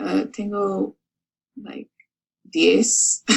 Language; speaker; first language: Spanish; non-native, learner; English